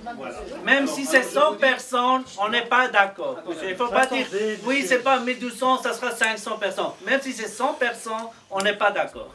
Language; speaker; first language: French; non-native, fluent; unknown